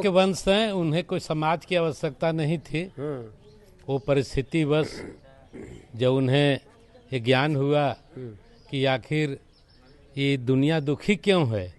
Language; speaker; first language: Hindi; native; Hindi